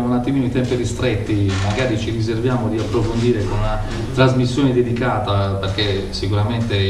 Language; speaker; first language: Italian; native; Italian